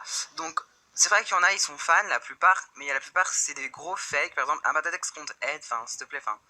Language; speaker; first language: French; native; French